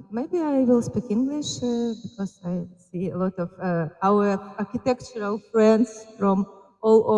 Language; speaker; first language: English; non-native, fluent; Ukrainian